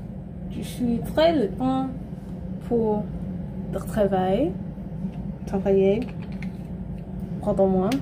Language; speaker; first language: French; non-native, learner; English